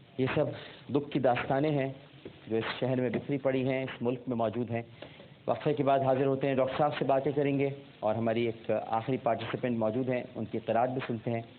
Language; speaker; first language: Urdu; native; Urdu